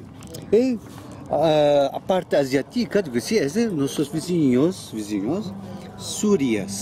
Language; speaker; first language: Portuguese; non-native, learner; Turkish